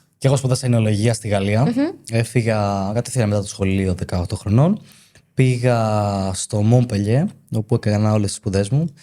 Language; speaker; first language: Greek; native; Greek